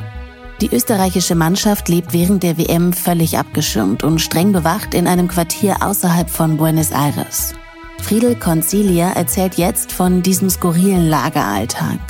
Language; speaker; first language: German; native; German